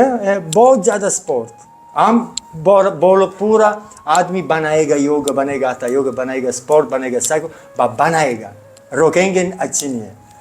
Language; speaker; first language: Hindi; non-native, learner; Italian